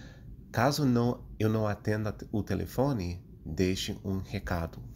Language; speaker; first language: Portuguese; non-native, fluent; English